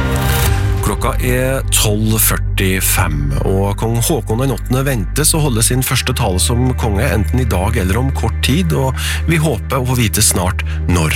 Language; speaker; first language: Norwegian; native; Norwegian